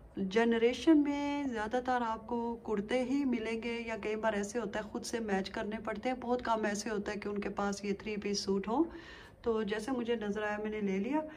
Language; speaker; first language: Urdu; native; Urdu